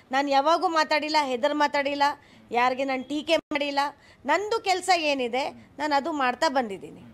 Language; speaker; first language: Kannada; non-native, local second language; Hindi